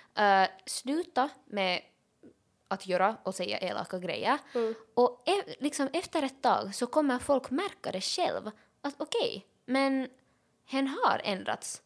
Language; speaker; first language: Swedish; native; Swedish